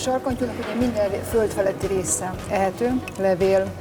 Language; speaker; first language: Hungarian; native; Hungarian